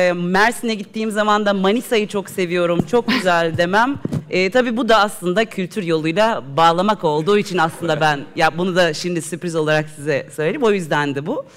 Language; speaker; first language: Turkish; native; Turkish